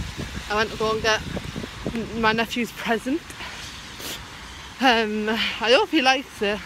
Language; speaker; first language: English; native; English